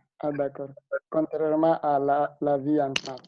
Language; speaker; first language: French; non-native, learner; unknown